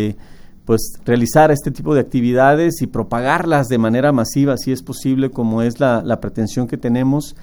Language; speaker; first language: Spanish; native; Spanish